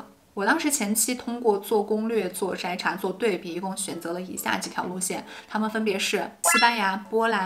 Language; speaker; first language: Chinese; native; Chinese